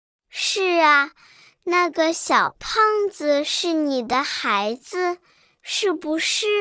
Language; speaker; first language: Chinese; non-native, learner; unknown